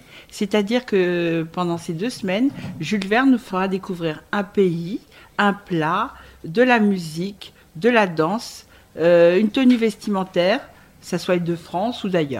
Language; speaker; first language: French; native; French